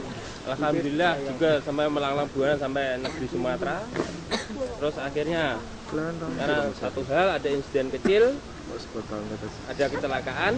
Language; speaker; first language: Indonesian; non-native, local second language; Javanese